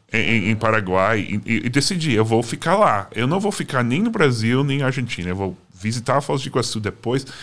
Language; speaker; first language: Portuguese; non-native, fluent; English